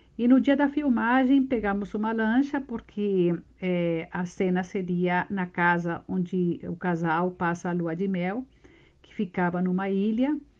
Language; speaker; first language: Portuguese; non-native, fluent; Spanish